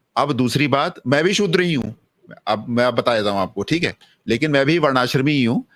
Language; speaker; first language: Hindi; native; Hindi